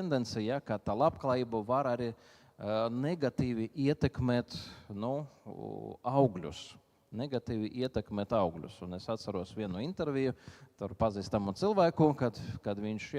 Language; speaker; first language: Latvian; non-native, local second language; Russian